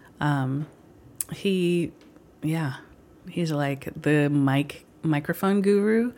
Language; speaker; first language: English; early bilingual, other home language; Filipino